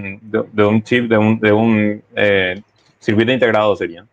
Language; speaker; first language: Spanish; native; Spanish